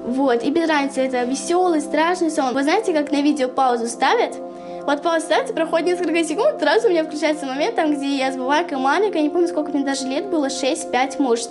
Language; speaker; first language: Russian; native; Russian